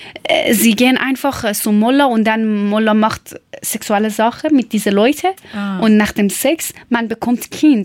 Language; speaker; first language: German; non-native, learner; Persian